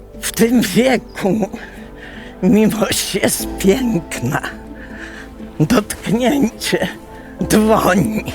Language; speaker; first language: Polish; native; Polish